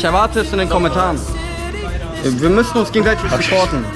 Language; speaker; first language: German; native; German